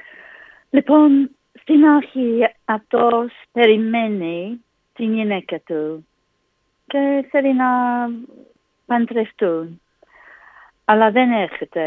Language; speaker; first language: Greek; non-native, learner; English